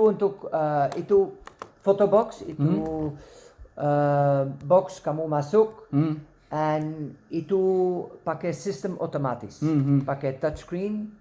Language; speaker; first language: Indonesian; non-native, learner; Dutch